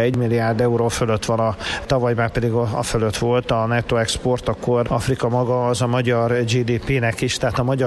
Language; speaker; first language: Hungarian; native; Hungarian